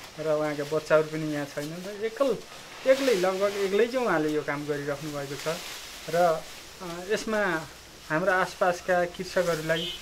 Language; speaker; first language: Nepali; native; Nepali